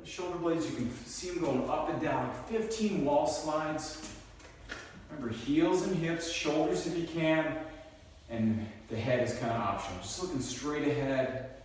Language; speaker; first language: English; native; English